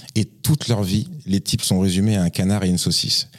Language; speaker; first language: French; native; French